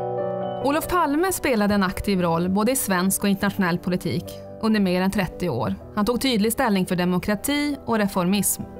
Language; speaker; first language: Swedish; native; Swedish